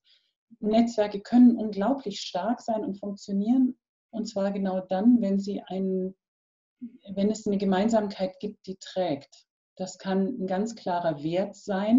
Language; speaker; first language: German; native; German